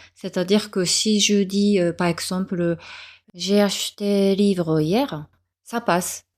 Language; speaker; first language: French; non-native, fluent; Japanese